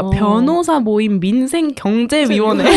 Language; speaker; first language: Korean; native; Korean